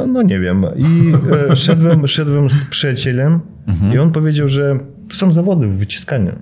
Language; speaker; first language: Polish; non-native, fluent; Russian